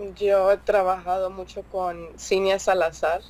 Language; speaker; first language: Spanish; early bilingual, heritage; Spanish